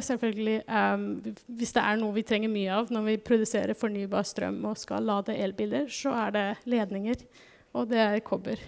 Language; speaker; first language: Norwegian; non-native, fluent; German